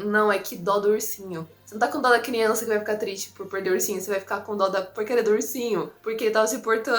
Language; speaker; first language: Portuguese; native; Portuguese